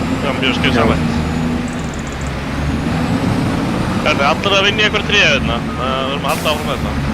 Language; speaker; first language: Icelandic; native; Icelandic